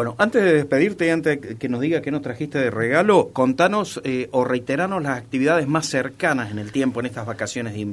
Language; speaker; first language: Spanish; native; Spanish